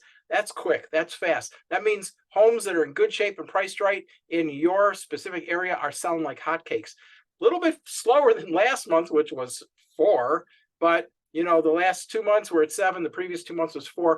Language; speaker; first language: English; native; English